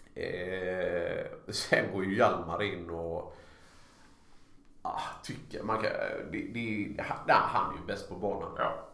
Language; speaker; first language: Swedish; native; Swedish